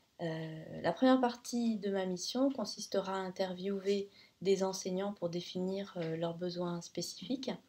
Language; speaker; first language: French; native; French